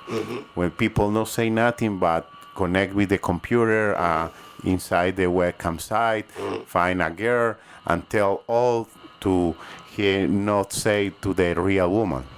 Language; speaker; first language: English; non-native, learner; Spanish